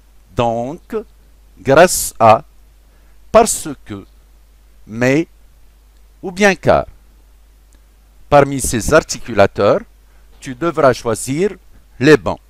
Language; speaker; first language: French; non-native, local second language; Arabic